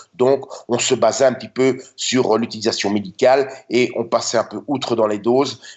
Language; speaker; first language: French; native; French